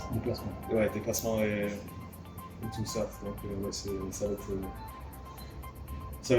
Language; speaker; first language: French; non-native, learner; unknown